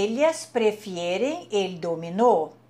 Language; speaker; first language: Spanish; non-native, fluent; Portuguese